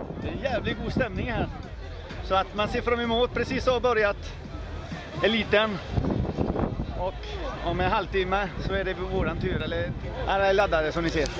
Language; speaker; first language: Swedish; native; Swedish